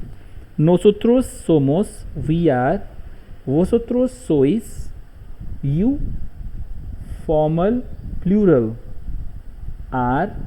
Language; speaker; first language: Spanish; non-native, learner; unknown